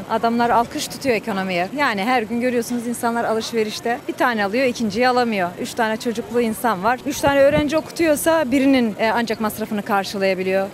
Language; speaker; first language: Turkish; native; Turkish